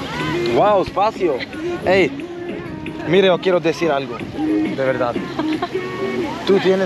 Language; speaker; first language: Spanish; non-native, learner; Swedish